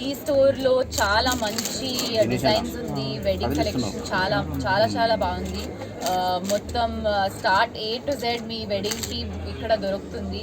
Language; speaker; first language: Telugu; non-native, learner; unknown